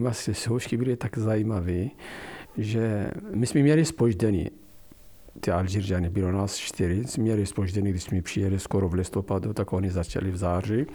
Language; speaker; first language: Czech; non-native, fluent; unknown